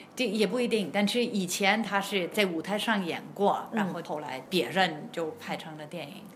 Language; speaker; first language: Chinese; non-native, fluent; German